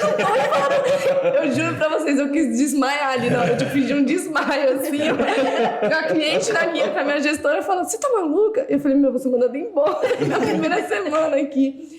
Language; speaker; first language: Portuguese; native; Portuguese